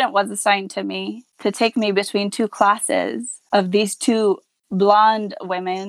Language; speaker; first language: English; non-native, fluent; Hazaragi